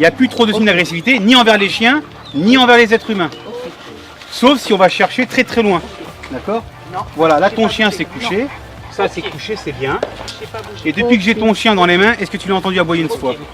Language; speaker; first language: French; native; French